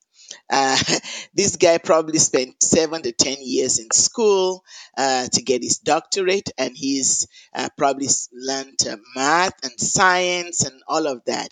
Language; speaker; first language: English; non-native, local second language; Yoruba